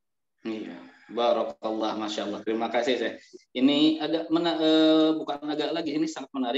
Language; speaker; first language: Indonesian; native; Indonesian